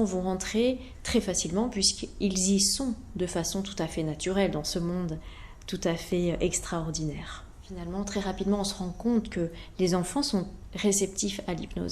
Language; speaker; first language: French; native; French